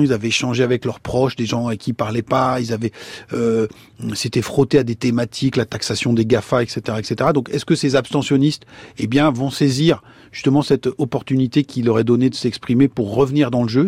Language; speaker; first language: French; native; French